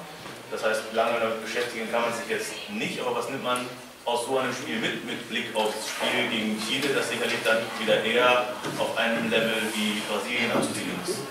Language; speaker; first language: German; native; German